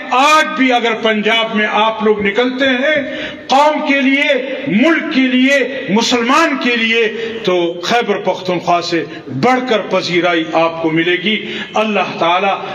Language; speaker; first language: Urdu; non-native, local second language; Pashto